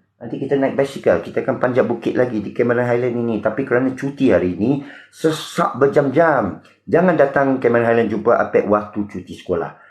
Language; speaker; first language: Malay; non-native, local second language; Min Nan Chinese